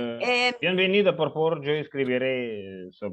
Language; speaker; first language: Spanish; non-native, learner; Russian